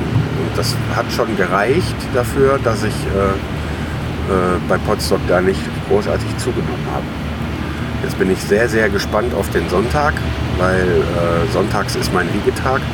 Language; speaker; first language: German; native; German